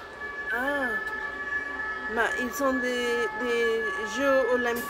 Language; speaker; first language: French; non-native, learner; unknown